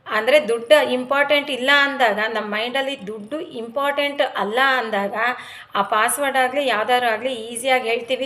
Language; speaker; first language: Kannada; non-native, local second language; Telugu